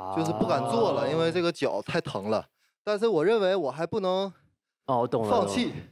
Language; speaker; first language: Chinese; native; Chinese